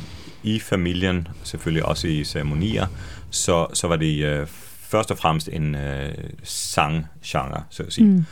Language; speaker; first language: Danish; non-native, fluent; Hebrew